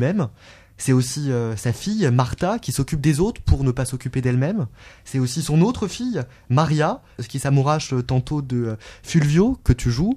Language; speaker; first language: French; native; French